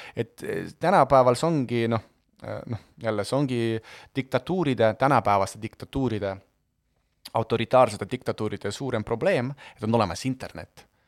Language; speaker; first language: Estonian; non-native, local second language; Russian